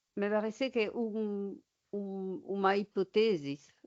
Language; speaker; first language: Portuguese; non-native, learner; French